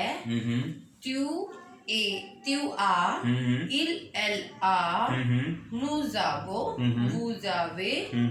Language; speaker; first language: French; non-native, learner; Hindi